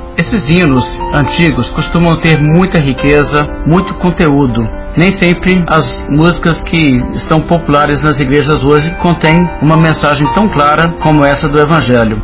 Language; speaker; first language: Portuguese; early bilingual, other home language; English